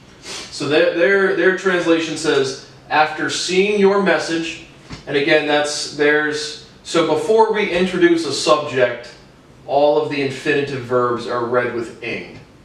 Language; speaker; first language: English; native; English